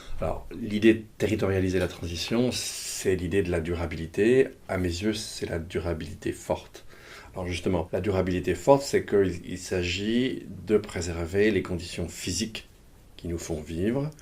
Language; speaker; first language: French; native; French